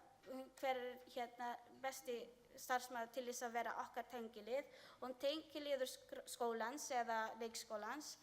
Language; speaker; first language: Icelandic; non-native, learner; Filipino